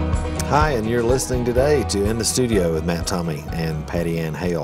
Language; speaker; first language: English; native; English